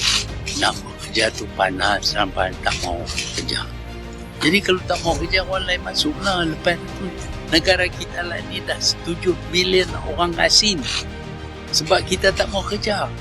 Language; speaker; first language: Malay; native; Malay